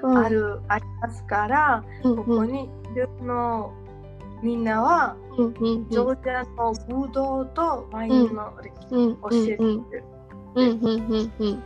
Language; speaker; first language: Japanese; non-native, learner; Georgian